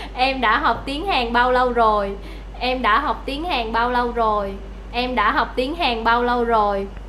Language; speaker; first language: Vietnamese; native; Vietnamese